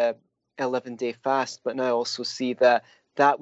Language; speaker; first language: English; native; English